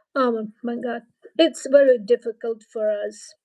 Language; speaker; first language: English; non-native, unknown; Ukrainian